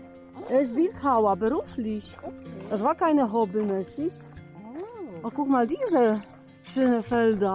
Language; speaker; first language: German; non-native, learner; Polish